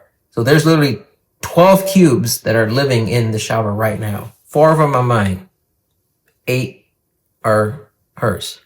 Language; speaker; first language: English; native; English